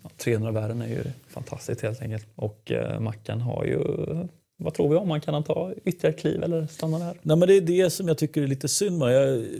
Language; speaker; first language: Swedish; native; Swedish